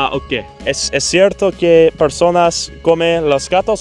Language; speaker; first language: Spanish; non-native, learner; English